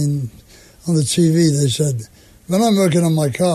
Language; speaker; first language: English; native; English